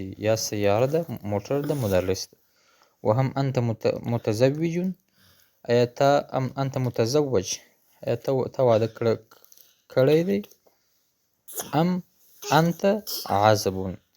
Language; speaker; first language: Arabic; non-native, fluent; Pashto